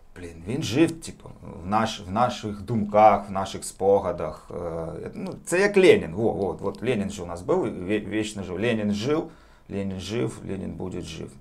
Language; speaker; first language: Ukrainian; non-native, local second language; Russian